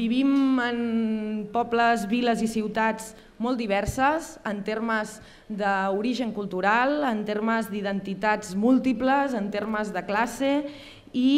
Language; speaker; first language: Catalan; native; Catalan